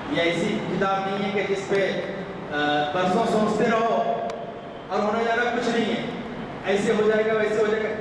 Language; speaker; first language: Urdu; native; Urdu